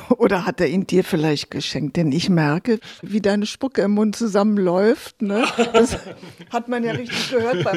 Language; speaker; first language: German; native; German